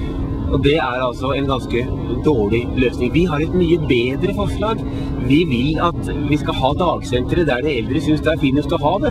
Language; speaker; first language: Norwegian; native; Norwegian